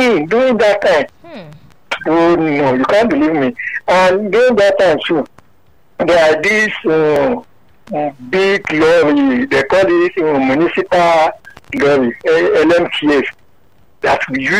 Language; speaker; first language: English; non-native, local second language; Yoruba